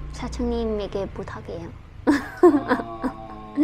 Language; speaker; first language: Korean; non-native, learner; Vietnamese